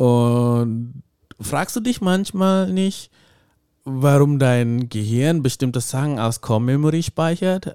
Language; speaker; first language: German; non-native, fluent; Indonesian